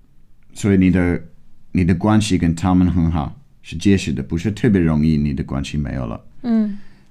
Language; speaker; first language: Chinese; non-native, fluent; English